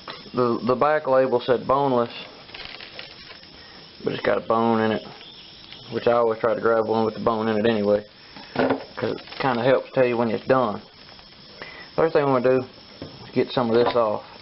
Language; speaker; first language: English; native; English